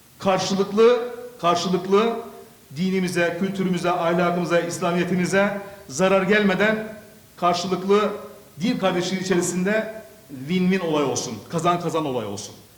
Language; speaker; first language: Turkish; early bilingual, other home language; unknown